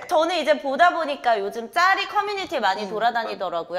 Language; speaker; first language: Korean; native; Korean